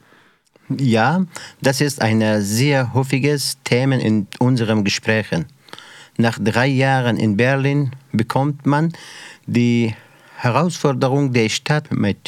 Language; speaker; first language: German; non-native, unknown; Persian